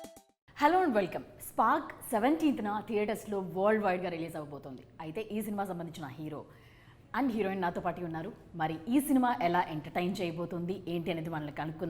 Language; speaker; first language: Telugu; native; Telugu